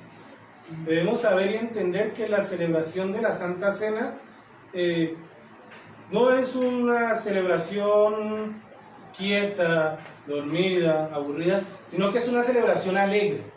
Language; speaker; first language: Spanish; native; Spanish